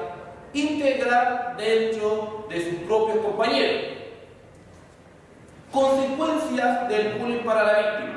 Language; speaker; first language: Spanish; native; Spanish